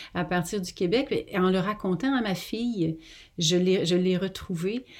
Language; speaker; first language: French; native; French